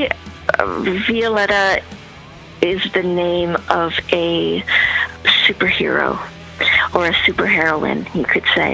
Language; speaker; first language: English; native; English